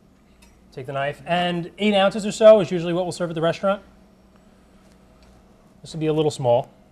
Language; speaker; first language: English; native; English